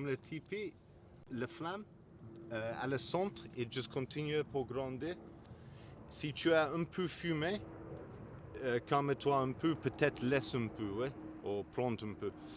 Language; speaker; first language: French; non-native, learner; English